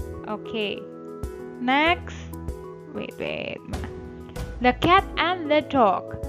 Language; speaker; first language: English; non-native, fluent; Indonesian